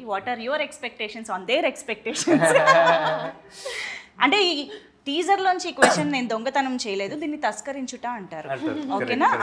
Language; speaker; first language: Telugu; native; Telugu